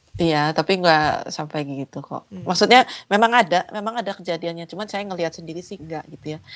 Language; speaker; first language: Indonesian; native; Indonesian